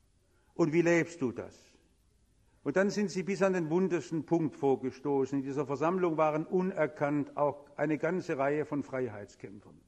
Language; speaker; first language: German; native; German